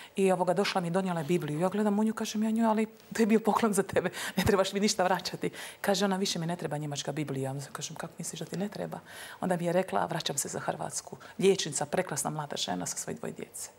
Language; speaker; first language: Croatian; native; Croatian